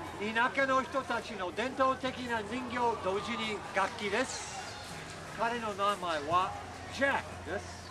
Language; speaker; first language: Japanese; non-native, fluent; English